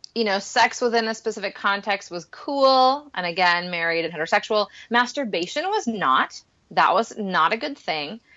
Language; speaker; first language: English; non-native, fluent; Spanish